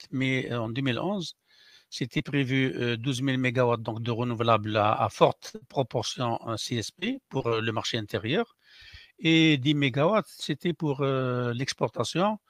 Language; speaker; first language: French; non-native, local second language; Arabic